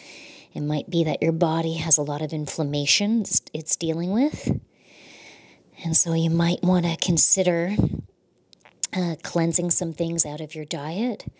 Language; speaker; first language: English; native; English